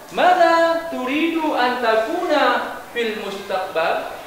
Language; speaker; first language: Arabic; non-native, fluent; Indonesian